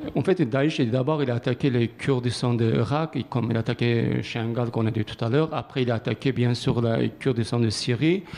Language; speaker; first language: French; non-native, learner; Kurdish